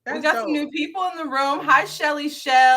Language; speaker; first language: English; native; English